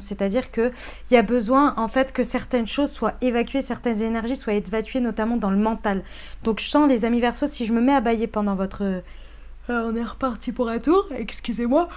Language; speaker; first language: French; native; French